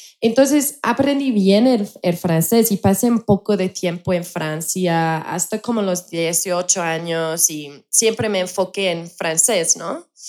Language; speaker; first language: Spanish; non-native, fluent; English